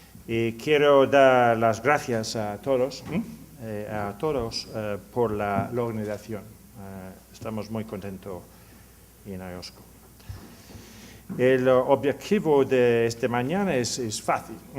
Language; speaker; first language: Spanish; non-native, learner; English